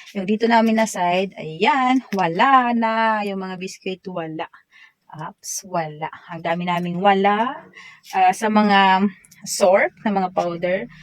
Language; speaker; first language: Filipino; non-native, local second language; Waray